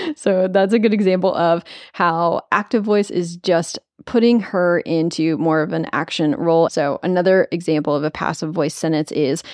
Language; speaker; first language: English; native; English